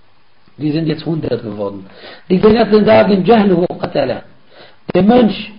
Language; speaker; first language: German; non-native, fluent; Arabic